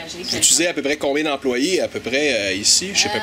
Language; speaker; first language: French; native; French